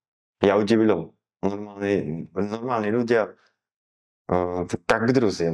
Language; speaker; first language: Russian; non-native, learner; Slovak